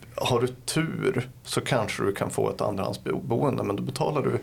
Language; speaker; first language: Swedish; native; Swedish